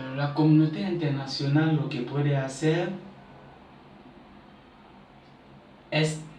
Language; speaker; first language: Spanish; non-native, learner; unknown